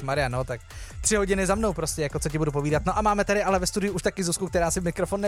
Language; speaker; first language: Czech; native; Czech